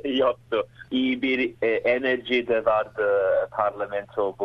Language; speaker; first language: Turkish; early bilingual, heritage; Turkish